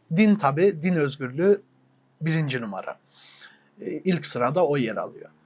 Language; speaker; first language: Turkish; early bilingual, heritage; Turkish